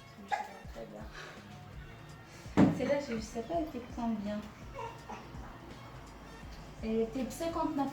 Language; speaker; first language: French; non-native, fluent; Arabic